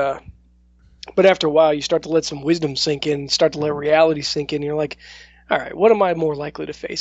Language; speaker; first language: English; native; English